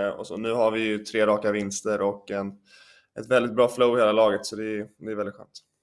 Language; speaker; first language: Swedish; native; Swedish